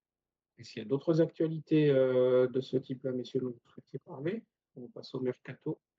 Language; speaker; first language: French; native; French